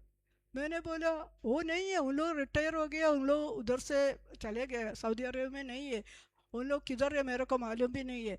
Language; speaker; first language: Hindi; non-native, local second language; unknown